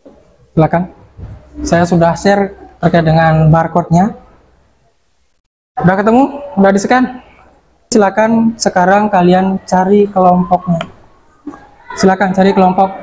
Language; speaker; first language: Indonesian; native; Indonesian